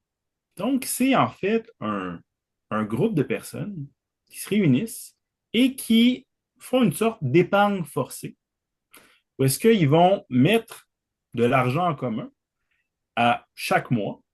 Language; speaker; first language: French; native; French